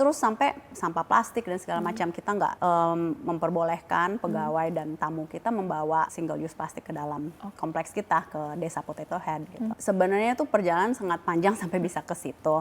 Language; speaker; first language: Indonesian; early bilingual, heritage; Indonesian